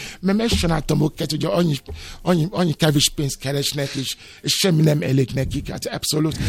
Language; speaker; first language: Hungarian; non-native, fluent; Yoruba